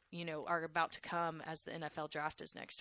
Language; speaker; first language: English; native; English